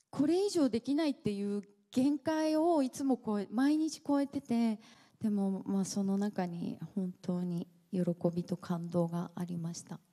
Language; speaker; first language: Japanese; native; Japanese